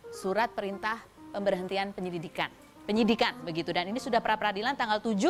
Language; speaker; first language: Indonesian; native; Indonesian